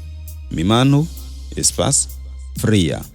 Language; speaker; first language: Spanish; non-native, fluent; Haitian Creole